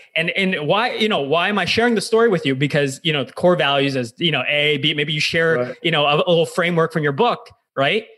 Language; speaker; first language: English; native; English